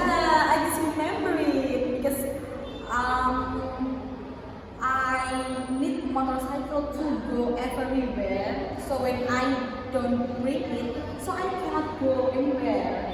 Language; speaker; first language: English; non-native, learner; Indonesian